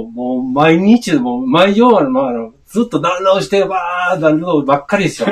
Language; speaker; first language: Japanese; non-native, fluent; Spanish